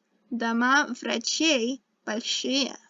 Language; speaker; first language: Russian; non-native, fluent; English